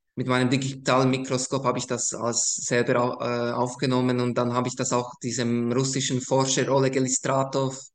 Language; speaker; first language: German; early bilingual, other home language; Slovak